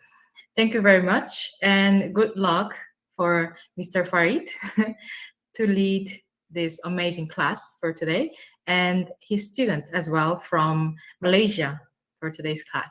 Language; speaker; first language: English; non-native, fluent; Korean